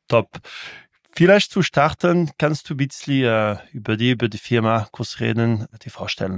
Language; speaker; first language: German; non-native, local second language; French